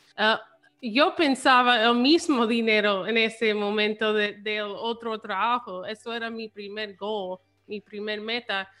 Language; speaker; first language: Spanish; early bilingual, heritage; English